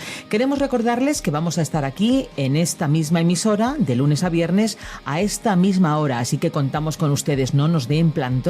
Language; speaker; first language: Spanish; native; Spanish